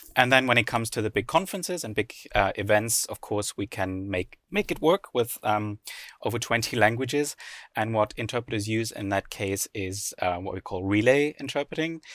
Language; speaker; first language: English; non-native, fluent; German